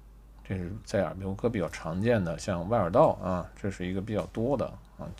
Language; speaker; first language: Chinese; native; Chinese